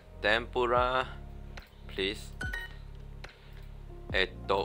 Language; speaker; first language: Japanese; non-native, learner; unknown